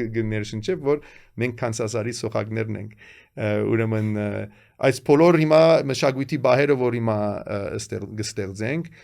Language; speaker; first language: Armenian; early bilingual, heritage; Armenian